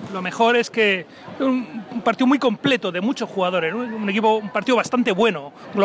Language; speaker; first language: Spanish; native; Spanish